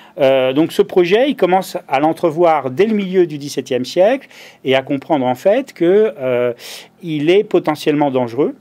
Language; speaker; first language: French; native; French